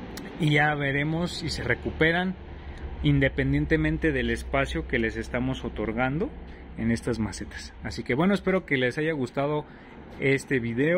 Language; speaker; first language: Spanish; native; Spanish